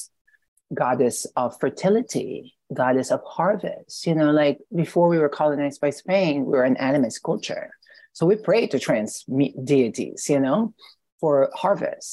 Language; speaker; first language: English; non-native, local second language; Filipino